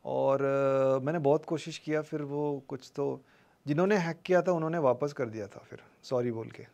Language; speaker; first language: Hindi; non-native, local second language; Kodava